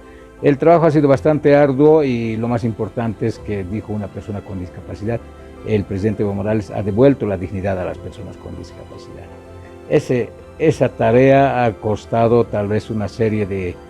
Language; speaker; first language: Spanish; native; Spanish